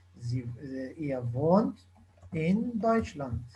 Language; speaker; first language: German; non-native, fluent; Turkish